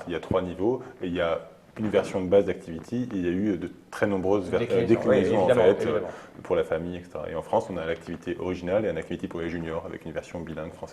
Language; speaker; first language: French; native; French